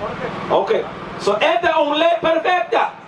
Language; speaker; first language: Spanish; non-native, learner; English